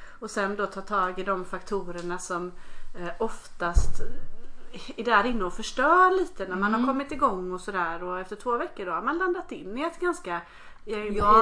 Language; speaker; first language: Swedish; native; Swedish